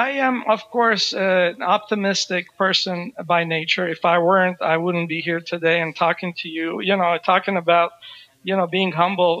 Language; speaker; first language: English; non-native, fluent; Persian